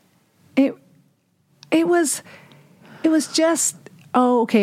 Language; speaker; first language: English; non-native, fluent; German